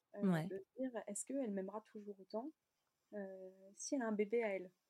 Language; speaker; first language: French; native; French